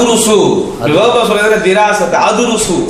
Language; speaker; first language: Arabic; non-native, fluent; Tamil